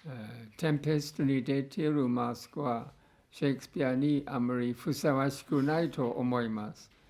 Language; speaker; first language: Japanese; non-native, fluent; English